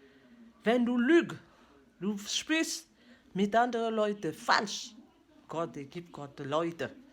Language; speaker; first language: German; non-native, learner; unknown